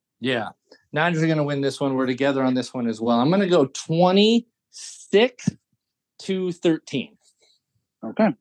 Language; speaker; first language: English; native; English